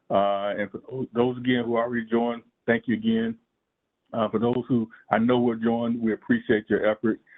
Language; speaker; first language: English; native; English